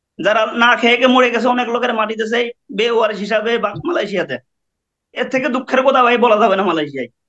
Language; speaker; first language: Bangla; native; Bangla